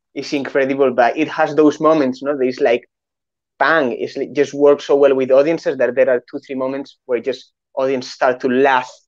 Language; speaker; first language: English; non-native, fluent; Spanish